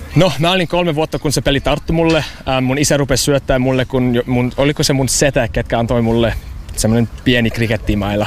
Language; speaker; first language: Finnish; non-native, learner; English